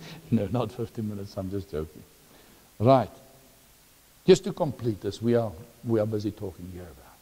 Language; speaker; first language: English; non-native, local second language; Afrikaans